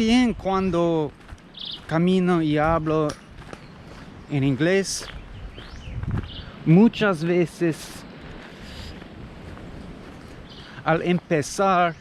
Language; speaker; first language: Spanish; non-native, learner; English